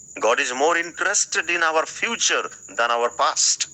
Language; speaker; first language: English; non-native, local second language; Odia